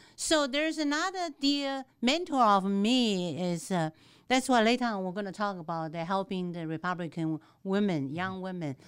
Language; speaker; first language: English; non-native, fluent; Chinese